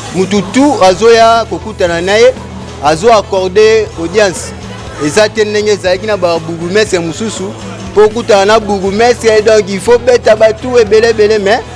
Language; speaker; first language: Lingala; native; Lingala